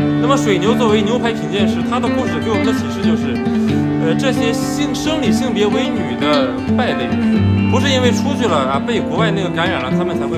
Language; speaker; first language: Chinese; native; Chinese